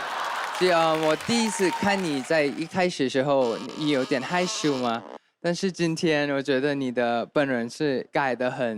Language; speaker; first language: Chinese; non-native, learner; English